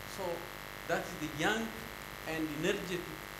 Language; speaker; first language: English; non-native, fluent; Amharic